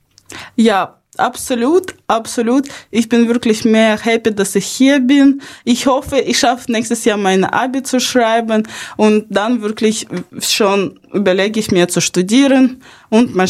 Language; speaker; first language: German; non-native, fluent; Ukrainian